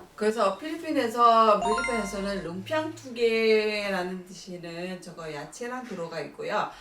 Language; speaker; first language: Korean; non-native, learner; Filipino